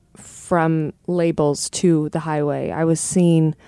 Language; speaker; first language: English; native; English